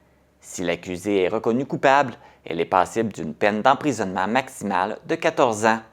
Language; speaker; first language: French; native; French